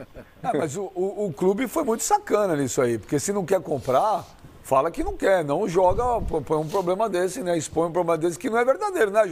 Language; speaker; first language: Portuguese; native; Portuguese